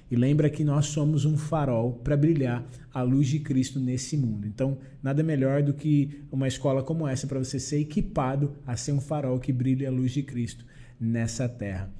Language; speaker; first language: Portuguese; native; Portuguese